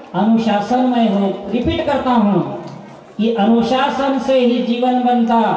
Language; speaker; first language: Hindi; non-native, local second language; Marathi